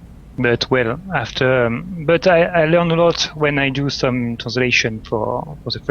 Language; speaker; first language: English; non-native, learner; French